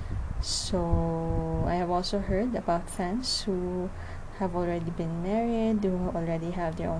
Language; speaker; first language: English; non-native, local second language; Filipino